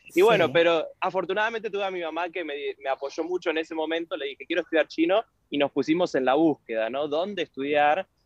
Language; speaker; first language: Spanish; native; Spanish